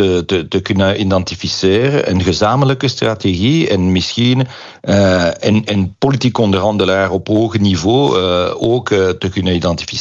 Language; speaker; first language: Dutch; non-native, local second language; French